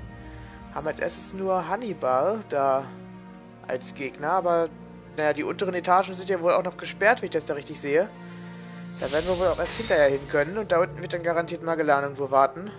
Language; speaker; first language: German; native; German